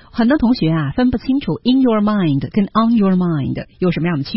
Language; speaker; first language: Chinese; native; Chinese